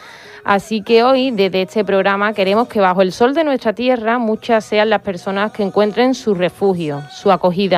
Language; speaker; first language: Spanish; native; Spanish